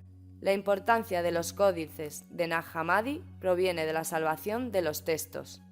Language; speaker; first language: Spanish; native; Spanish